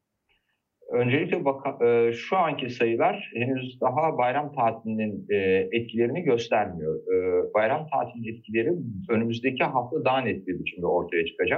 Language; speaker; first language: Turkish; native; Turkish